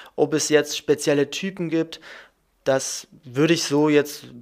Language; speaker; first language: German; native; German